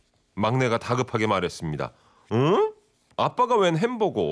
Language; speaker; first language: Korean; native; Korean